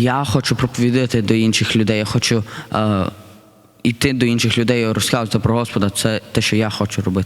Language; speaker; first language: Ukrainian; early bilingual, heritage; Ukrainian